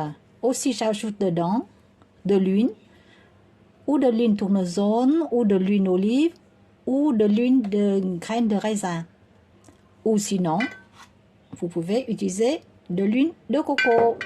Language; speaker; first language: French; non-native, learner; Vietnamese